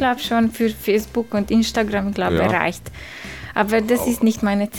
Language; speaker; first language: German; non-native, fluent; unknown